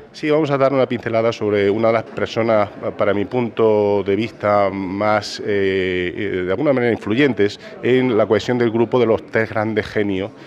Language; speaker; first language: Spanish; native; Spanish